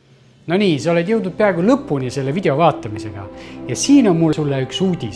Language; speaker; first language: Estonian; native; Estonian